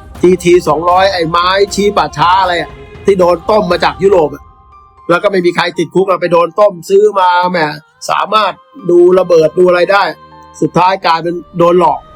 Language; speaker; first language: Thai; native; Thai